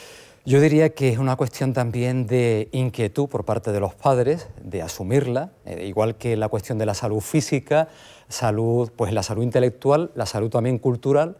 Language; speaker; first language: Spanish; native; Spanish